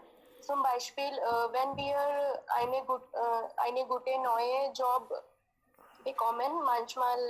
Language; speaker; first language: German; non-native, learner; Hindi